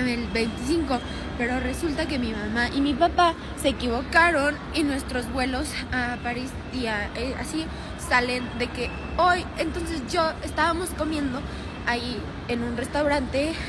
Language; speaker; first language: Spanish; native; Spanish